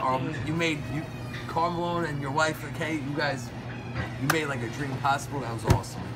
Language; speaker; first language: English; native; English